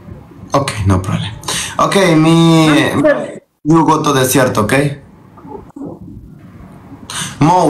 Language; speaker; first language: English; non-native, learner; Spanish